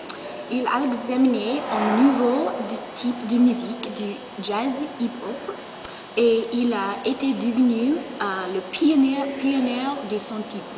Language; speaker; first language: French; non-native, learner; English